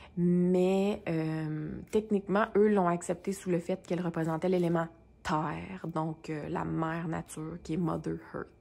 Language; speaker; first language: French; native; French